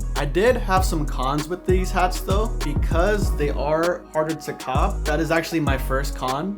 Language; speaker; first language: English; native; English